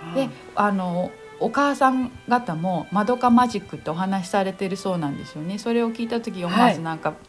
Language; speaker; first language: Japanese; native; Japanese